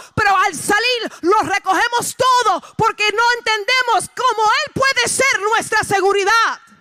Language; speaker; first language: Spanish; early bilingual, heritage; Spanish